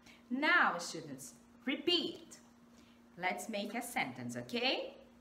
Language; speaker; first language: English; non-native, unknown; Portuguese